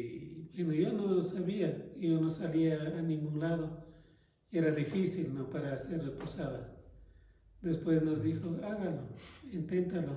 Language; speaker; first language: Spanish; non-native, local second language; Quechua